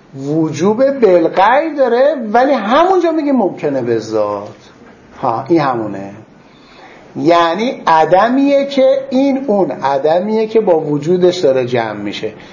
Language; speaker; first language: Persian; non-native, local second language; Azerbaijani